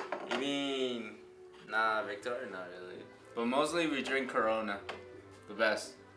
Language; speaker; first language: English; native; English